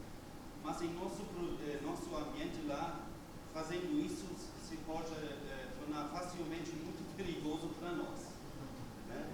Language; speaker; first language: Portuguese; non-native, fluent; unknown